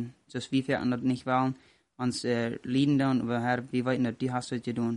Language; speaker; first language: German; non-native, learner; Plautdietsch